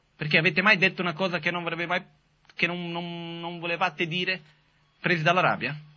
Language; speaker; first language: Italian; non-native, fluent; Portuguese